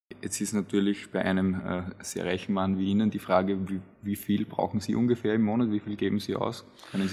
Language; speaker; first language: German; native; German